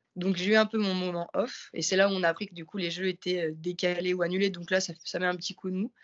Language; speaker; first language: French; native; French